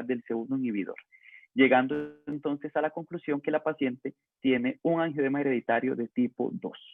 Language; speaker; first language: Spanish; native; Spanish